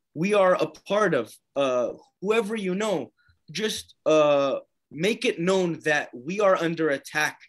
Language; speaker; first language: English; native; English